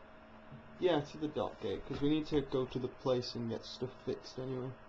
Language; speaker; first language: English; native; English